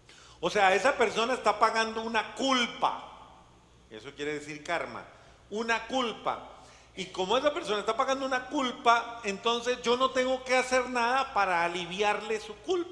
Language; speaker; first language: Spanish; native; Spanish